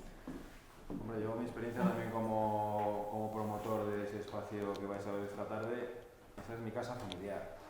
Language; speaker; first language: Spanish; native; Spanish